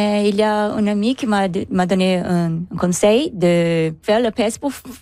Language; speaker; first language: French; non-native, learner; Portuguese